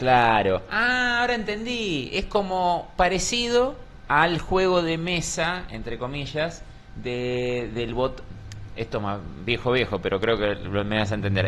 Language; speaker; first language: Spanish; native; Spanish